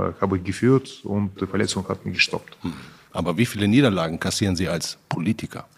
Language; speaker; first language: German; non-native, fluent; Russian